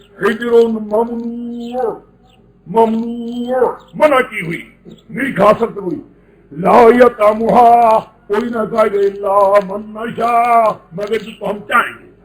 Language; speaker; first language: Urdu; non-native, local second language; Pashto